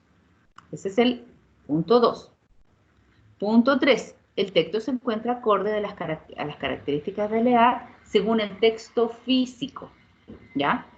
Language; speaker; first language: Spanish; native; Spanish